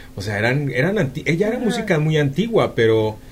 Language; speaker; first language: Spanish; native; Spanish